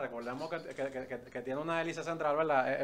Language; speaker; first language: Spanish; native; Spanish